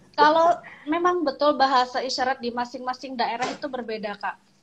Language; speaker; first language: Indonesian; native; Indonesian